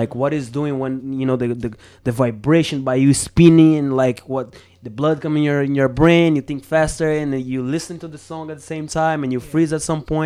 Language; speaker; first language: English; non-native, fluent; Portuguese